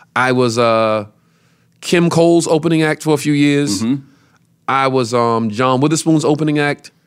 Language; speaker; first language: English; native; English